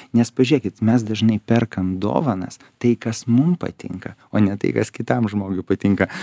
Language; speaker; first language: Lithuanian; native; Lithuanian